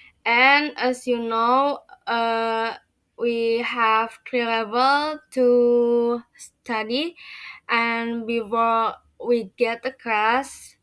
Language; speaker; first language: English; non-native, learner; Indonesian